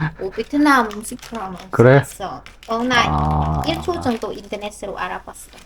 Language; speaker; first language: Korean; non-native, learner; Vietnamese